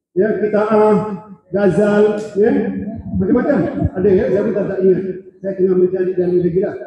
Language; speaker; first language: Malay; native; Malay